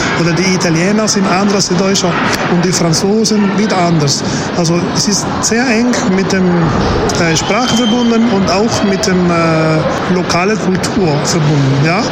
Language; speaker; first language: German; non-native, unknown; Spanish